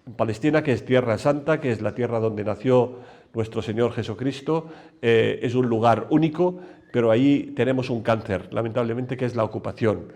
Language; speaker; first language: Spanish; non-native, fluent; Arabic